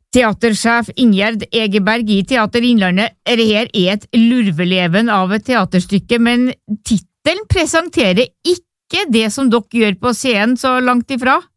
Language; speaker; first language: Norwegian; native; Norwegian